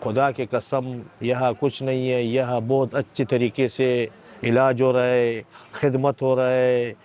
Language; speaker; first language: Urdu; non-native, fluent; Pashto